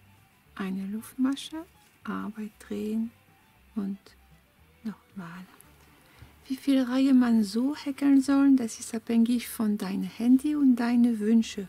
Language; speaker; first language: German; non-native, fluent; French